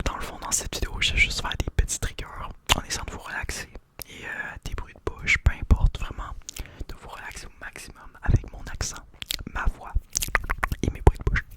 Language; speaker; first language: French; native; French